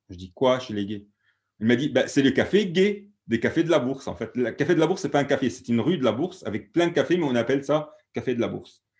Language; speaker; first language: French; non-native, fluent; Arabic